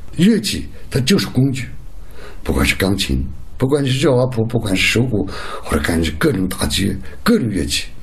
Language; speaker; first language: Chinese; non-native, local second language; Uyghur